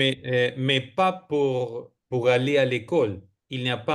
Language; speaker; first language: French; non-native, fluent; Spanish